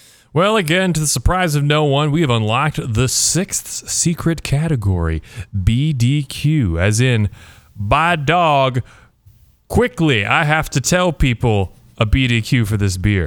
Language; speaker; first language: English; native; English